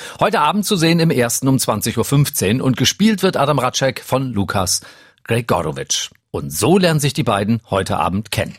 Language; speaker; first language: German; native; German